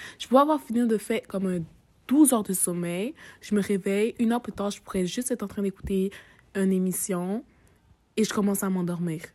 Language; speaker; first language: French; early bilingual, other home language; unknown